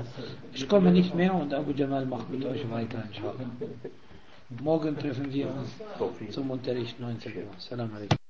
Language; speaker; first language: German; non-native, fluent; Arabic